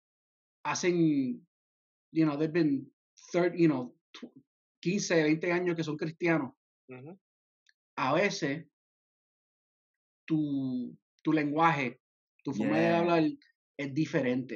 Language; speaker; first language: Spanish; early bilingual, heritage; Spanish